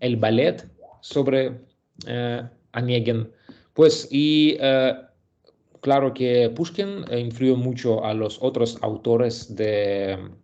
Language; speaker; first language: Spanish; non-native, learner; Russian